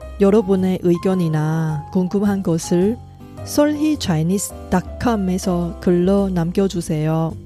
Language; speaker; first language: Korean; non-native, fluent; Chinese